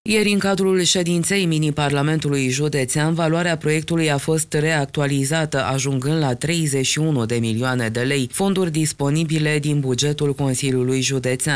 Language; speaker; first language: Romanian; native; Romanian